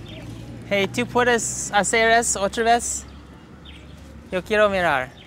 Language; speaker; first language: Spanish; non-native, learner; English